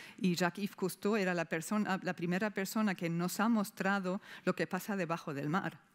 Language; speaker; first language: Spanish; non-native, fluent; German